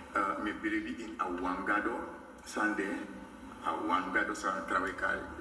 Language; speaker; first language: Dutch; native; Dutch